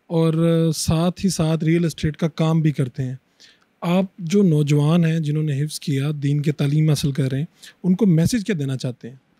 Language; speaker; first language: Urdu; non-native, local second language; Punjabi